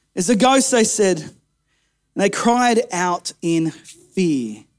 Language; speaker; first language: English; native; English